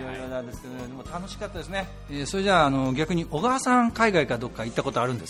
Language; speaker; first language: Japanese; native; Japanese